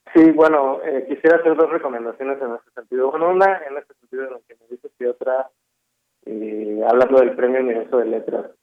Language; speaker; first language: Spanish; native; Spanish